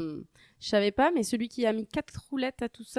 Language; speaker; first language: French; native; French